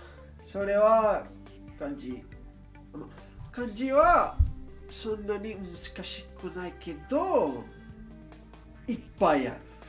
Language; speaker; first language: Japanese; non-native, learner; English